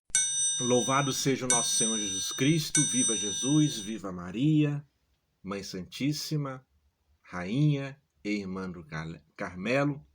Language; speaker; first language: Portuguese; native; Portuguese